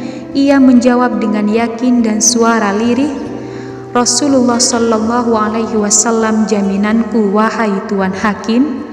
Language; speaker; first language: Indonesian; native; Indonesian